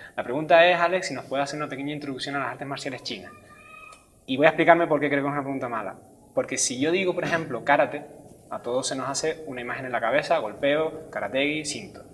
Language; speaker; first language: Spanish; native; Spanish